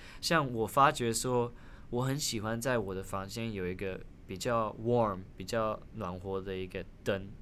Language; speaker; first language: Chinese; early bilingual, other home language; Min Nan Chinese